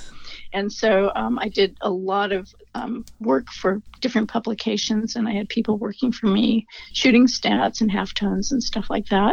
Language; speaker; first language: English; native; English